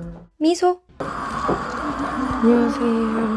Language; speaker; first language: Korean; non-native, fluent; Arabic